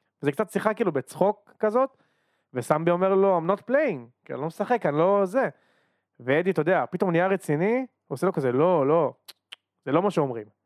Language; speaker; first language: Hebrew; native; Hebrew